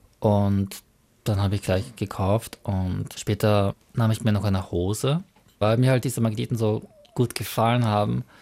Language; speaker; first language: German; early bilingual, other home language; Mongolian